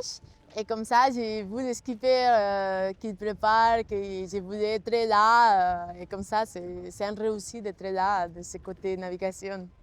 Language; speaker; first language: French; non-native, fluent; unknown